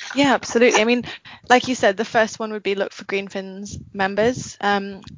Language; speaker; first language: English; native; English